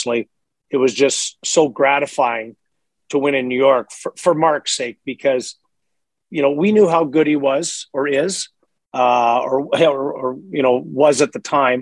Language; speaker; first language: English; native; English